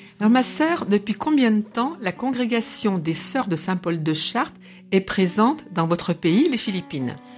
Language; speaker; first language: French; native; French